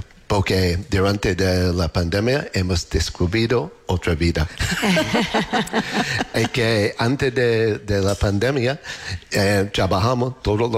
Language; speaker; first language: Spanish; non-native, learner; English